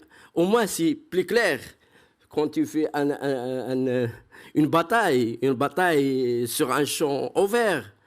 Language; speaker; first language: French; non-native, fluent; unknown